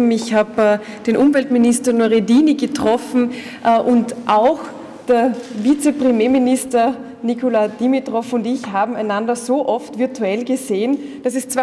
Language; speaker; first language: German; native; German